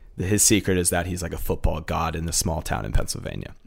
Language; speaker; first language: English; native; English